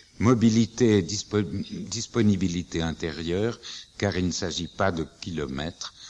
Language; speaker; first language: French; native; French